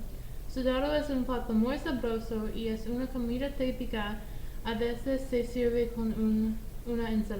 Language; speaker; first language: Spanish; non-native, learner; English